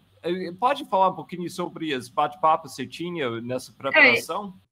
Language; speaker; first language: Portuguese; non-native, fluent; English